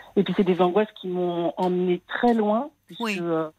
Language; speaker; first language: French; native; French